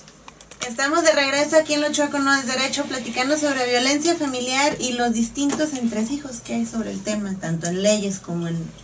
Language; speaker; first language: Spanish; native; Spanish